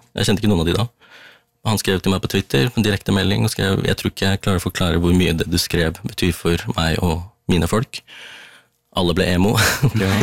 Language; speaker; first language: Norwegian; early bilingual, other home language; Tamil